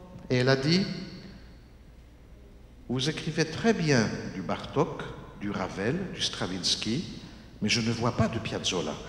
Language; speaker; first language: French; native; French